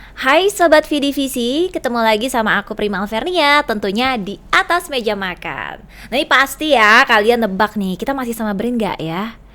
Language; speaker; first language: Indonesian; native; Indonesian